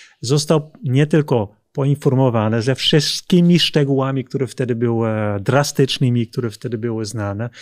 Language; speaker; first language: Polish; non-native, fluent; Dutch